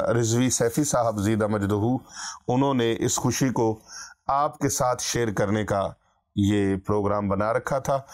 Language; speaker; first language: Urdu; non-native, local second language; Punjabi